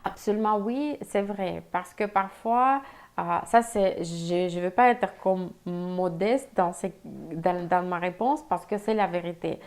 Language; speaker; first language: French; non-native, fluent; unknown